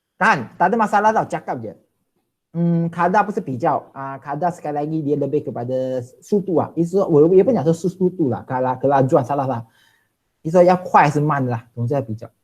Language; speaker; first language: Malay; non-native, local second language; Chinese